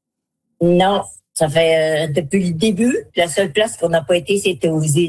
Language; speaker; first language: French; native; French